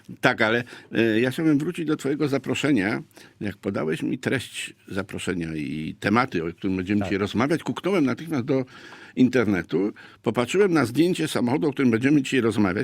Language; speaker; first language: Polish; native; Polish